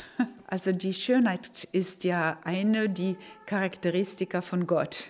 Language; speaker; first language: German; non-native, fluent; Norwegian